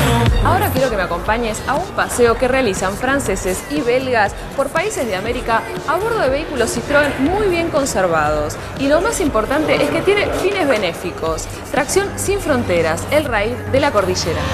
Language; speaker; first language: Spanish; native; Spanish